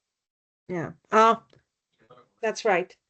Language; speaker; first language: English; non-native, learner; Spanish